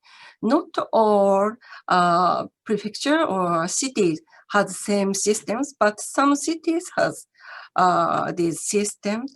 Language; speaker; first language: English; non-native, learner; Japanese